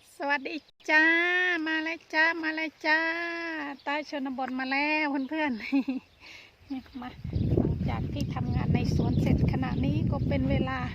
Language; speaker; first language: Thai; native; Thai